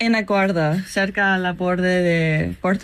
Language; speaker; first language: Spanish; non-native, learner; English